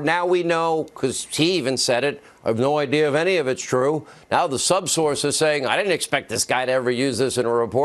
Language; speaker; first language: English; native; English